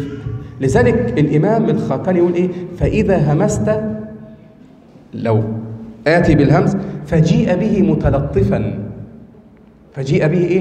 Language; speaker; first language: Arabic; native; Arabic